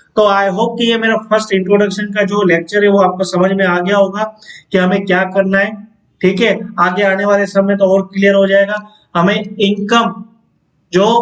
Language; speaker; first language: Hindi; non-native, local second language; Gujarati